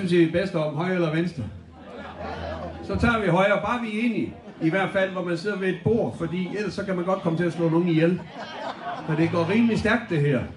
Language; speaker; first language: Danish; native; Danish